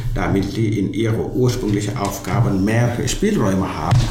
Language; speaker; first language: German; non-native, fluent; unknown